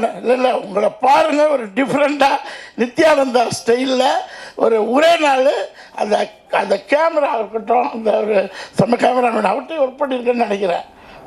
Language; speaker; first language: Tamil; native; Tamil